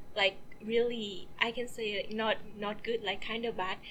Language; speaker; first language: English; non-native, fluent; Vietnamese